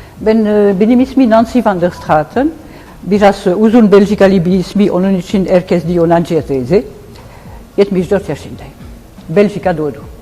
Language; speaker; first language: Turkish; non-native, learner; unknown